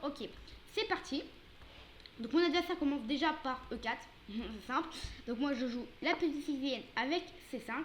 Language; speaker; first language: French; native; French